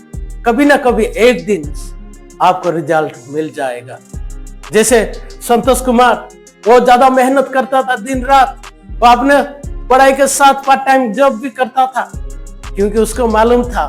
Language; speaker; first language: Hindi; non-native, local second language; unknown